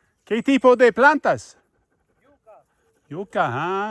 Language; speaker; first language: Spanish; non-native, learner; English